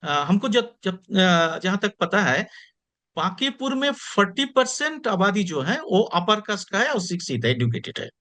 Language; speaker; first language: Hindi; non-native, local second language; Bangla